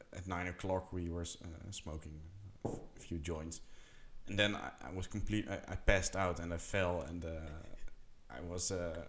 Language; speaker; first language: English; non-native, fluent; Dutch